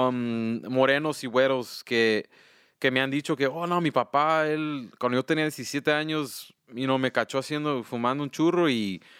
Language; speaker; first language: Spanish; early bilingual, heritage; Spanish